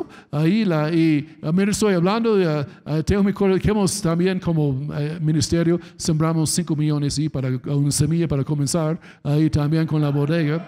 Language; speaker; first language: Spanish; non-native, fluent; English